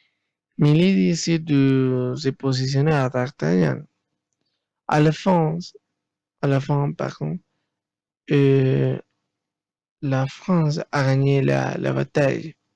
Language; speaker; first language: French; non-native, learner; Spanish